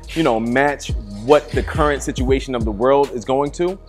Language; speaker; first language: English; native; English